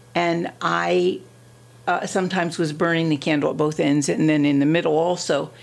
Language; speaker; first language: English; native; English